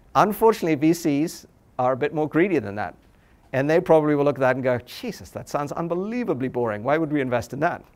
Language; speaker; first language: English; native; English